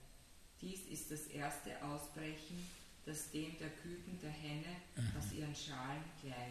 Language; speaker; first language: German; native; German